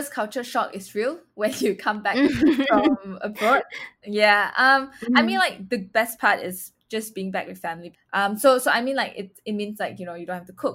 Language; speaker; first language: English; non-native, local second language; Chinese